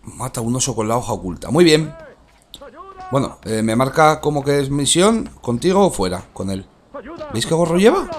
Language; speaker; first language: Spanish; native; Spanish